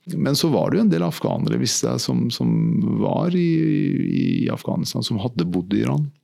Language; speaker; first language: Norwegian; early bilingual, other home language; Persian